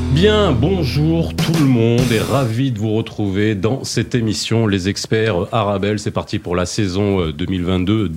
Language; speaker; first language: French; native; French